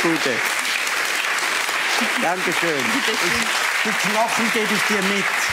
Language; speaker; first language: German; native; German